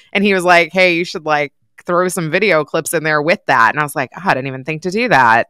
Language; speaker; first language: English; native; English